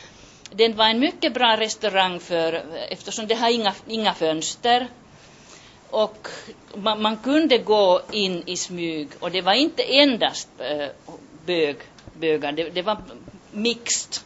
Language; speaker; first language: Swedish; non-native, local second language; Finnish